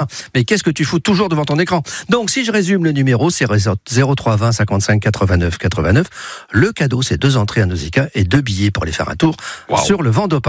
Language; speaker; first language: French; native; French